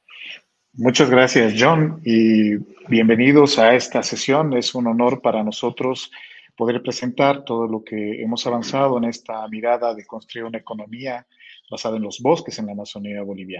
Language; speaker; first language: Spanish; native; Spanish